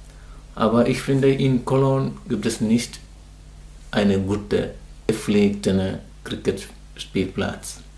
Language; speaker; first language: German; non-native, learner; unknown